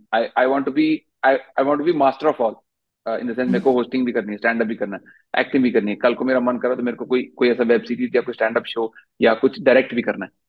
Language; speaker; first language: Hindi; native; Hindi